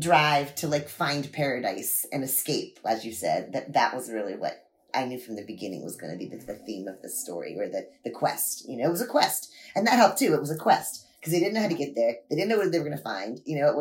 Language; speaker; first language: English; native; English